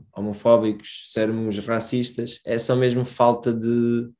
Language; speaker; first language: Portuguese; early bilingual, other home language; Romanian